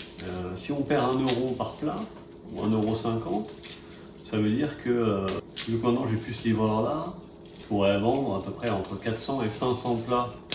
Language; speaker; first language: French; native; French